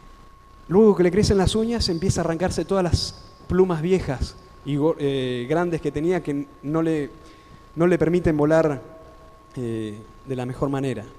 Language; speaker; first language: Spanish; native; Spanish